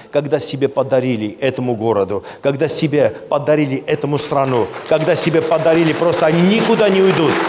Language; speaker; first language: Russian; non-native, local second language; Armenian